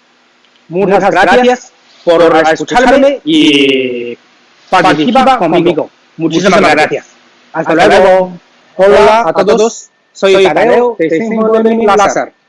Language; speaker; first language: Spanish; non-native, learner; Chinese